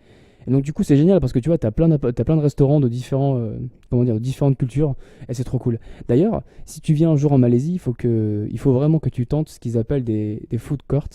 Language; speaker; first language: French; native; French